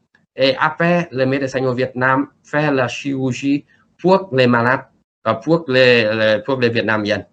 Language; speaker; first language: French; non-native, learner; Vietnamese